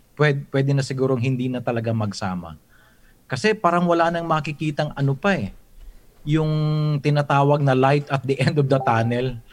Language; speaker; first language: Filipino; native; Filipino